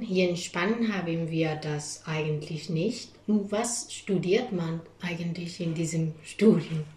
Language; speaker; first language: German; non-native, fluent; Spanish